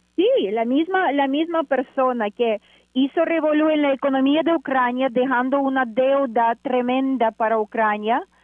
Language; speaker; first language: Spanish; non-native, fluent; Ukrainian